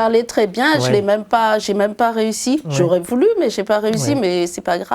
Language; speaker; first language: French; non-native, local second language; Malagasy